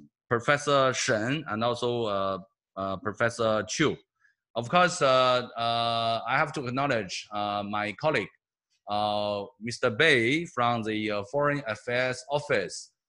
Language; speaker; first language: English; non-native, fluent; Chinese